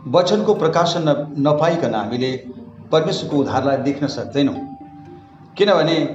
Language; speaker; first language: Nepali; native; Nepali